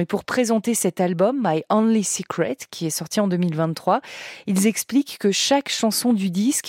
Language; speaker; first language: French; native; French